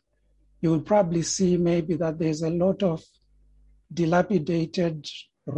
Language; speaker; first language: English; non-native, local second language; Shona